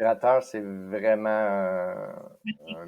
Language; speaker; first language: French; native; French